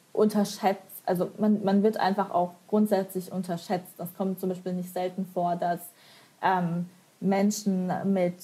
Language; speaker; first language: German; native; German